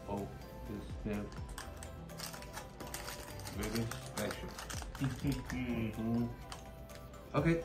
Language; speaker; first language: English; non-native, learner; Chinese